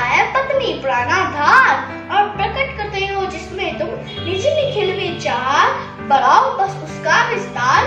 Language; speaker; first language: Hindi; native; Hindi